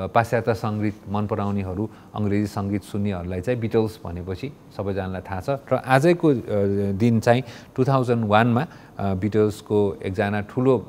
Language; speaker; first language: Nepali; native; Nepali